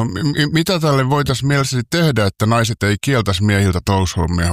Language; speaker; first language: Finnish; native; Finnish